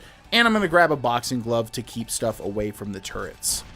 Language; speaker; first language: English; native; English